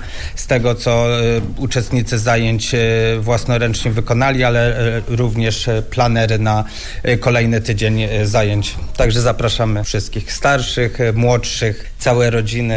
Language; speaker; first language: Polish; native; Polish